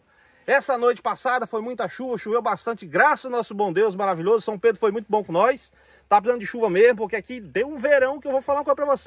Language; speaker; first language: Portuguese; native; Portuguese